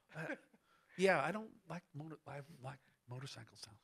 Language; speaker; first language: English; native; English